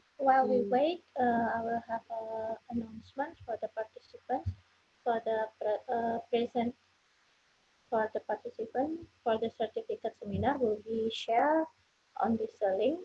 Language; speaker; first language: English; non-native, fluent; Indonesian